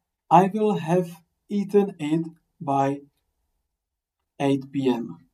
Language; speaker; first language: English; non-native, fluent; Czech